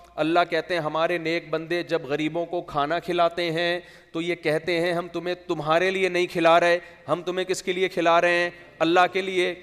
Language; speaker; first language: Urdu; native; Urdu